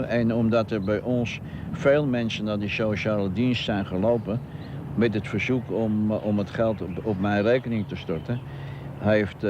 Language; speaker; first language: Dutch; native; Dutch